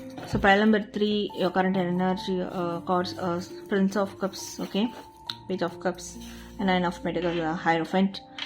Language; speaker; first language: English; non-native, local second language; Tamil